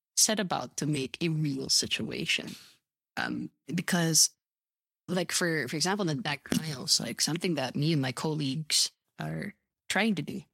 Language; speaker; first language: English; native; English